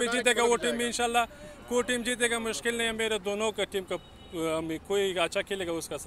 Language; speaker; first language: Hindi; non-native, learner; Pashto